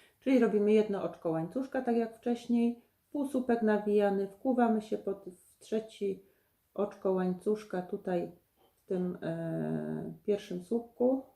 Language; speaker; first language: Polish; native; Polish